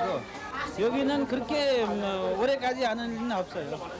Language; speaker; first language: Korean; non-native, learner; Nepali